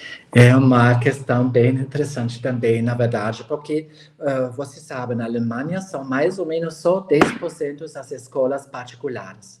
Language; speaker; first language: Portuguese; non-native, fluent; German